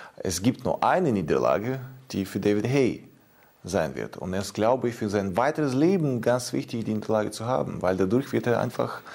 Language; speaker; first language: German; non-native, fluent; Ukrainian